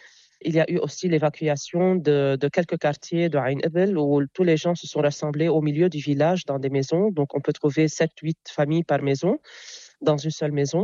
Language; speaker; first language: French; non-native, local second language; Arabic